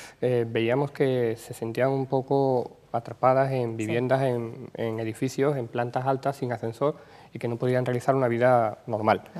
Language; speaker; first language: Spanish; native; Spanish